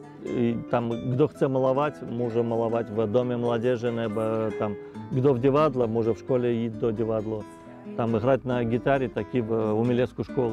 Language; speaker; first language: Ukrainian; non-native, learner; Russian